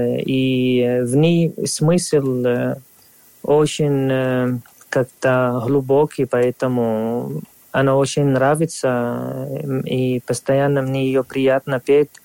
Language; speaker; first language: Russian; non-native, fluent; Arabic